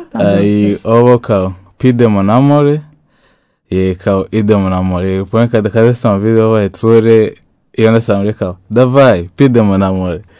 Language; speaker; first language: Croatian; non-native, learner; French